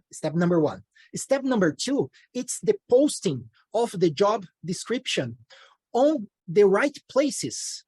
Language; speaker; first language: English; non-native, fluent; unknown